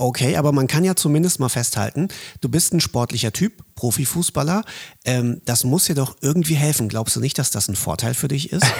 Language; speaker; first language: German; native; German